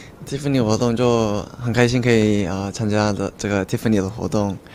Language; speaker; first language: Chinese; early bilingual, heritage; Chinese